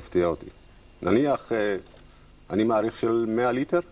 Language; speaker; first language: Hebrew; non-native, local second language; Arabic